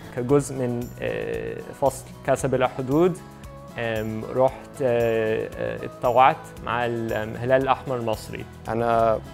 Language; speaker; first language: Arabic; non-native, fluent; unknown